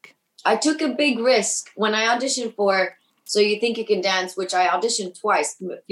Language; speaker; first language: English; early bilingual, other home language; Spanish